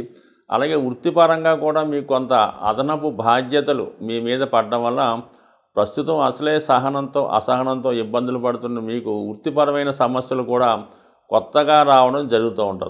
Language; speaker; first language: Telugu; native; Telugu